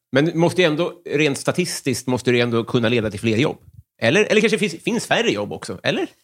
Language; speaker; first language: Swedish; native; Swedish